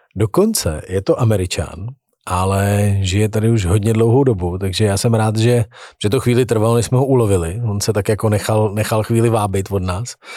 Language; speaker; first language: Czech; native; Czech